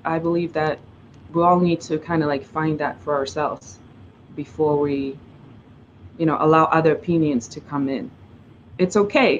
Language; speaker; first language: English; non-native, fluent; Russian